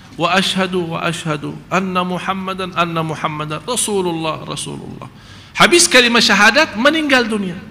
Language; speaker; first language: Malay; non-native, fluent; Arabic